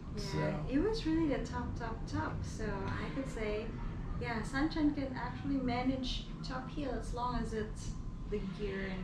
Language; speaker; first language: English; non-native, local second language; Cebuano